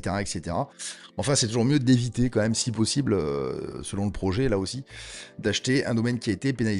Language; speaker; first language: French; native; French